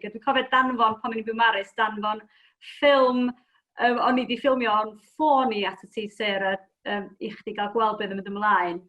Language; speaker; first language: Welsh; native; Welsh